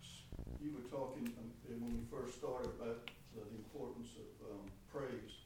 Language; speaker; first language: English; native; English